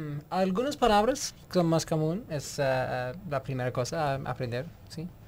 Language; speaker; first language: Spanish; non-native, learner; English